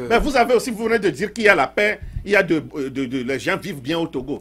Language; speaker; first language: French; non-native, local second language; Ewe